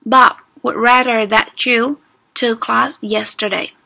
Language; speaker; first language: English; non-native, fluent; Vietnamese